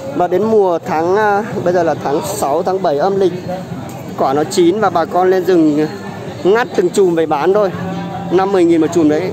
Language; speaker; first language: Vietnamese; native; Vietnamese